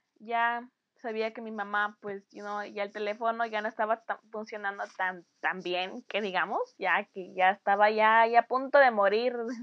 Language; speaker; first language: Spanish; early bilingual, heritage; Spanish